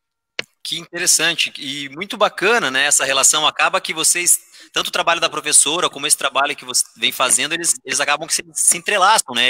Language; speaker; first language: Portuguese; native; Portuguese